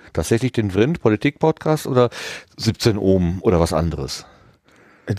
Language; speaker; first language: German; native; German